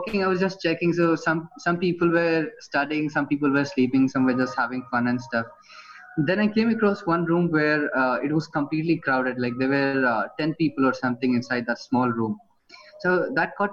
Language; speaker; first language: English; non-native, fluent; Hindi